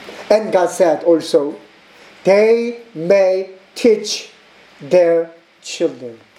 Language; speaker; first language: English; non-native, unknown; Korean